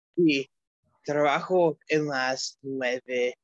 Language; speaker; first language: Spanish; non-native, learner; English